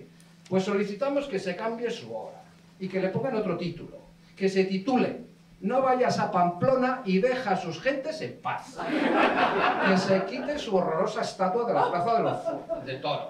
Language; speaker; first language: Spanish; native; Spanish